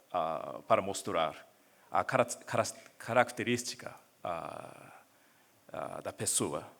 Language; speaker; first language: Portuguese; non-native, learner; Japanese